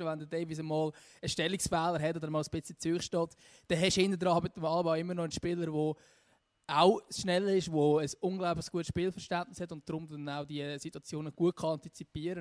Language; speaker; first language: German; native; German